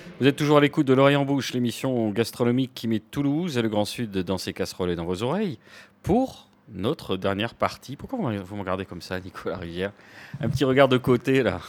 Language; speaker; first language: French; native; French